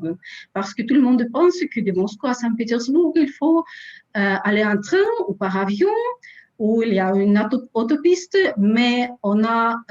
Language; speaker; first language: French; non-native, fluent; Russian